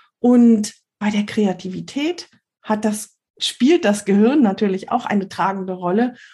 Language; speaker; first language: German; native; German